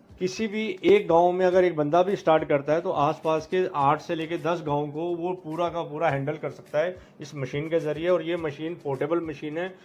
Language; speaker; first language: Hindi; native; Hindi